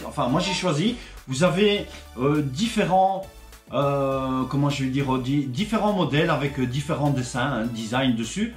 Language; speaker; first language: French; native; French